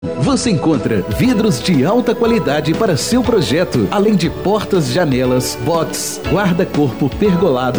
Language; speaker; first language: Portuguese; native; Portuguese